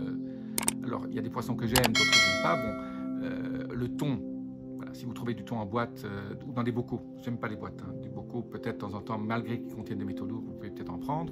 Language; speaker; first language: French; native; French